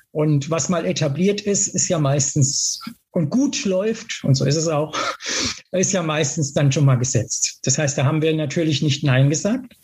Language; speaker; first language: German; native; German